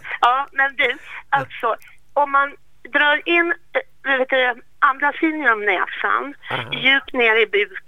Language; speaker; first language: Swedish; native; Swedish